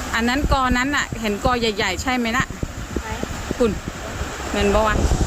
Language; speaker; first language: Thai; native; Thai